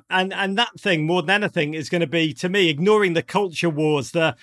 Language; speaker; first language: English; native; English